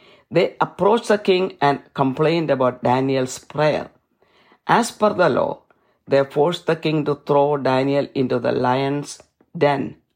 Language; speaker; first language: English; non-native, local second language; Malayalam